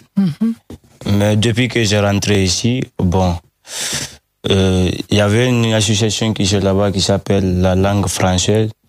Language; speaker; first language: French; non-native, learner; Fula